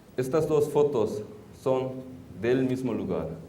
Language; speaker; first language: Spanish; non-native, fluent; Korean